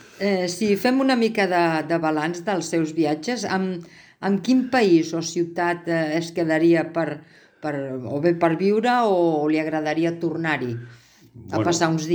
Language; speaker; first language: Catalan; native; Catalan